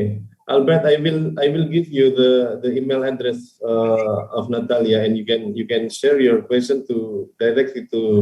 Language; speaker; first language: English; non-native, fluent; Indonesian